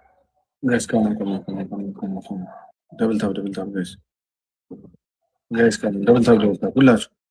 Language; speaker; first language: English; non-native, learner; Amharic